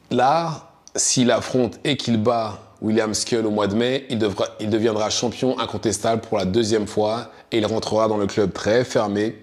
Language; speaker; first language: French; native; French